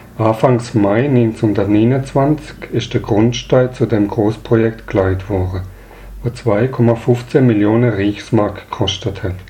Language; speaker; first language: German; native; German